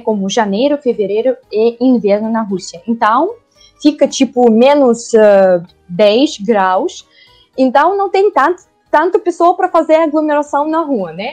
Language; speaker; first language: Portuguese; non-native, learner; Russian